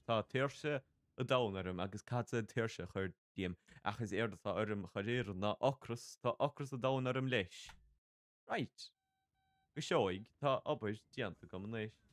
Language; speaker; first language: Irish; native; Irish